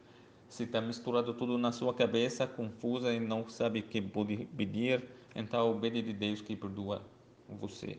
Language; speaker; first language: Portuguese; non-native, learner; Arabic